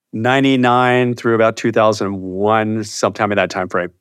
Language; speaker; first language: English; native; English